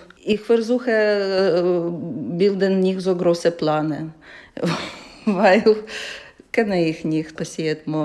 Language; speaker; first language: German; non-native, learner; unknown